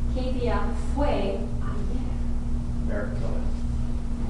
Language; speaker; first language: Spanish; non-native, learner; English